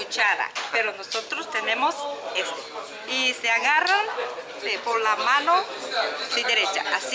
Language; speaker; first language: Spanish; non-native, learner; Japanese